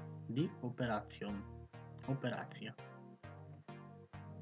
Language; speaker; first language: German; non-native, fluent; Macedonian